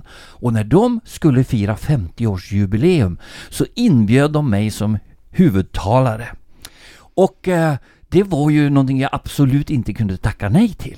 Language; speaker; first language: Swedish; native; Swedish